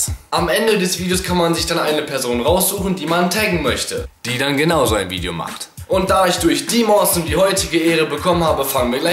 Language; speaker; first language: German; native; German